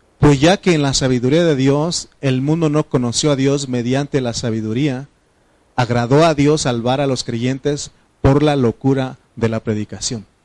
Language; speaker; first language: Spanish; non-native, local second language; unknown